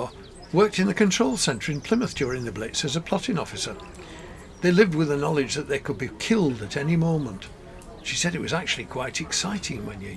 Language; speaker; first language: English; native; English